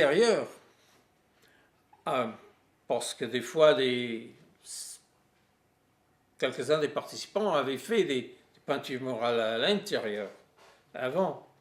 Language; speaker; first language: French; non-native, fluent; English